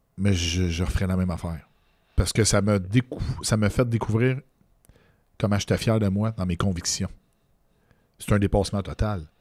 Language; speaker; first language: French; native; French